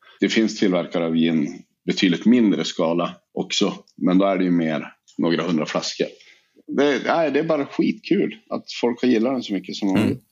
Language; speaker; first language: Swedish; native; Swedish